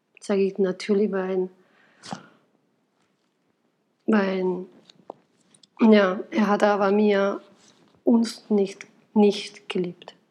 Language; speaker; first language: German; non-native, fluent; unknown